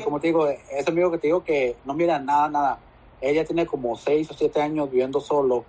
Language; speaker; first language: Spanish; native; Spanish